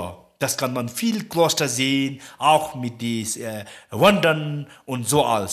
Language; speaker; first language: German; non-native, learner; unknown